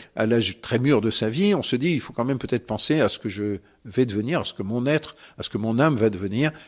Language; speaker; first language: French; native; French